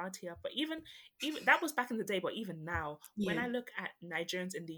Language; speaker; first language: English; native; English